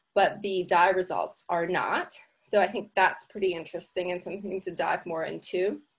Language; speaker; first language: English; native; English